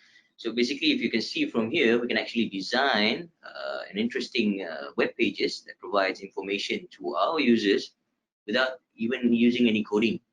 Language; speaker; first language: English; non-native, local second language; Malay